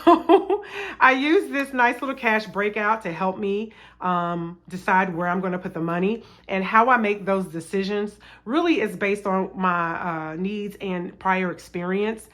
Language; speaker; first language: English; native; English